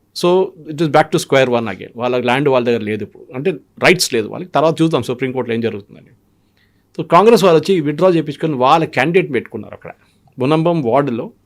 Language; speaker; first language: Telugu; non-native, local second language; Malayalam